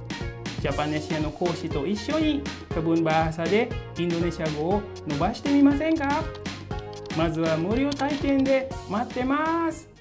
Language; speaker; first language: Japanese; non-native, fluent; Indonesian